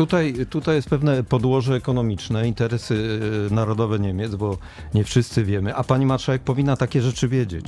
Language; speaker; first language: Polish; native; Polish